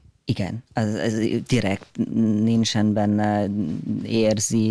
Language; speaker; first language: Hungarian; early bilingual, heritage; German